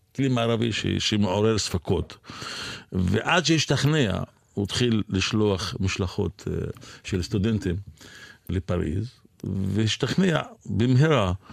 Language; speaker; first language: Hebrew; non-native, local second language; Arabic